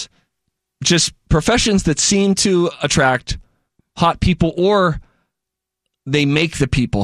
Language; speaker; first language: English; native; English